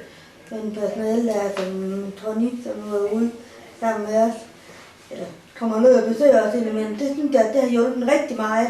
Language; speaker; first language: Danish; native; Danish